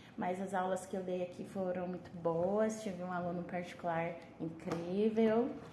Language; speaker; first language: Portuguese; native; Portuguese